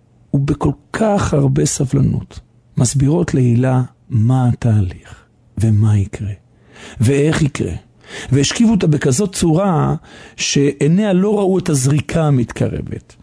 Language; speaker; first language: Hebrew; native; Hebrew